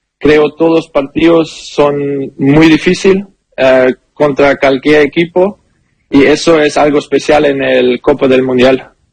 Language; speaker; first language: Spanish; non-native, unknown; German